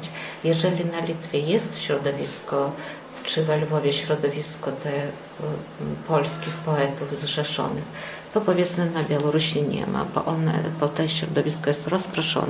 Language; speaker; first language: Polish; early bilingual, heritage; Polish